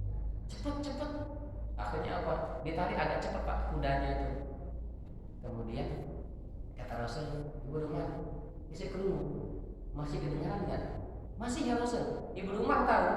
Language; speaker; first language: Indonesian; native; Indonesian